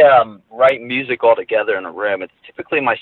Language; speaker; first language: English; native; English